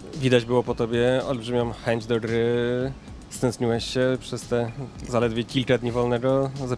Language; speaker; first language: Polish; native; Polish